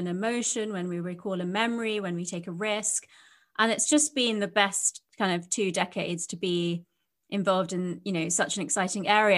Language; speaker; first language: English; native; English